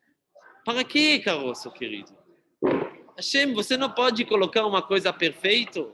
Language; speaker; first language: Portuguese; non-native, fluent; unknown